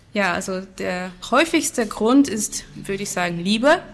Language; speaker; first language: German; non-native, fluent; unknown